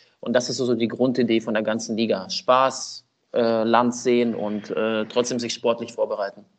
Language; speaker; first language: German; early bilingual, other home language; Russian